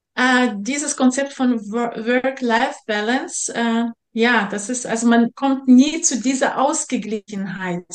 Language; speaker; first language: German; non-native, fluent; Russian